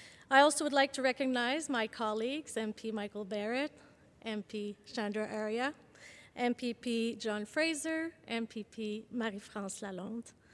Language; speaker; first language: English; non-native, local second language; French